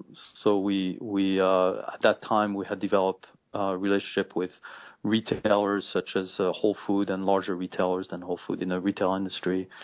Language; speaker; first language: English; non-native, fluent; French